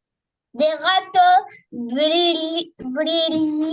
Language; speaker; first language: French; non-native, learner; Arabic